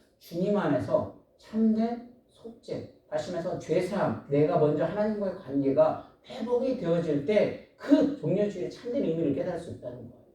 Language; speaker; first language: Korean; native; Korean